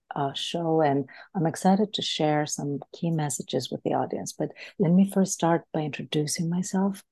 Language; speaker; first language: English; non-native, fluent; Greek